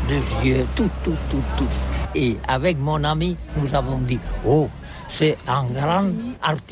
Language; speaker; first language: French; non-native, learner; Catalan